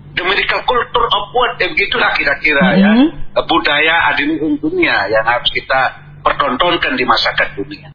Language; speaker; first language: Indonesian; non-native, local second language; Sasak